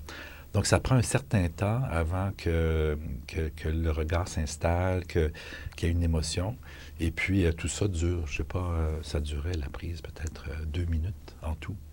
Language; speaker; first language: French; native; French